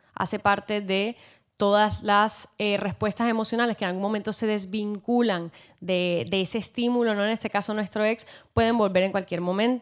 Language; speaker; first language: Spanish; native; Spanish